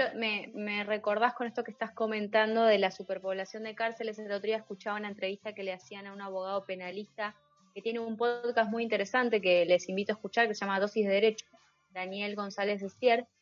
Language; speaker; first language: Spanish; native; Spanish